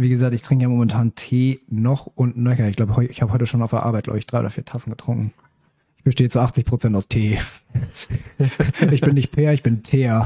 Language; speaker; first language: German; native; German